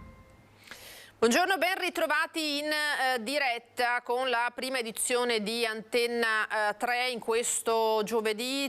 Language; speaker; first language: Italian; native; Italian